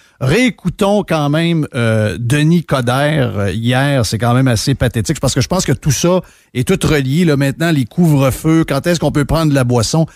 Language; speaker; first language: French; native; French